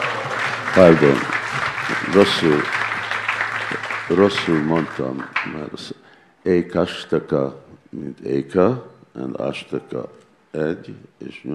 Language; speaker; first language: Hungarian; non-native, learner; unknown